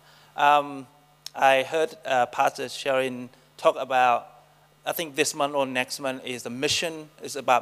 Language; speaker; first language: English; non-native, fluent; Vietnamese